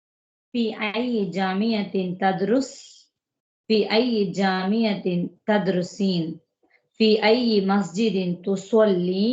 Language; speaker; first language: Arabic; non-native, learner; Tamil